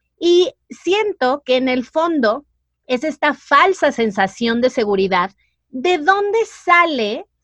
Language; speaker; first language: Spanish; native; Spanish